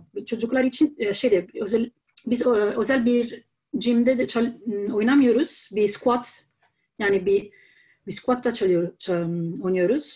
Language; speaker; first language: Turkish; non-native, fluent; Italian